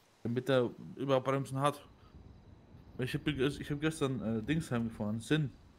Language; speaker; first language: German; native; German